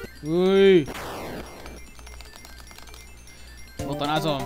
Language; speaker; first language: Spanish; native; Spanish